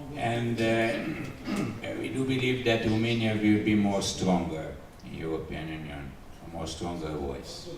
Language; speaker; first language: English; non-native, learner; Hungarian